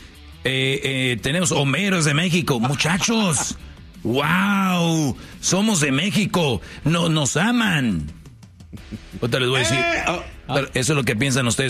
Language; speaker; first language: Spanish; native; Spanish